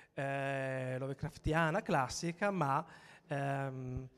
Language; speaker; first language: Italian; native; Italian